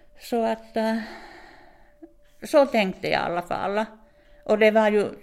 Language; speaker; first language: Swedish; non-native, fluent; Finnish